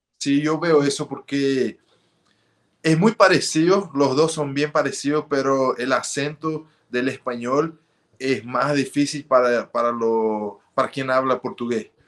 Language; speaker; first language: Spanish; early bilingual, heritage; Spanish